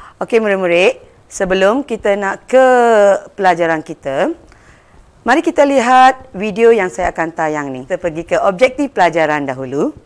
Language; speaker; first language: Malay; non-native, local second language; Tamil